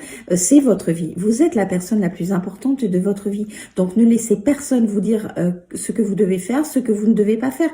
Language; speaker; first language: French; native; French